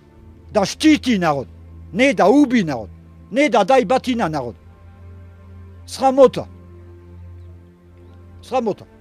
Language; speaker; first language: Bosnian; non-native, learner; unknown